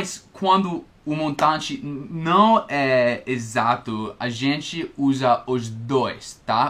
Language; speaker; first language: Portuguese; non-native, fluent; English